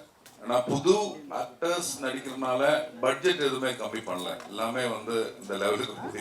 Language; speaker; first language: Tamil; non-native, learner; Malayalam